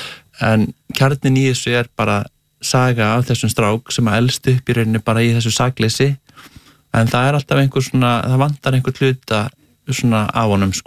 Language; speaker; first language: Icelandic; native; Icelandic